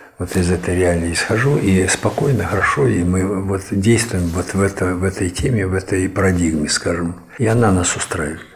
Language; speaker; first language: Russian; native; Russian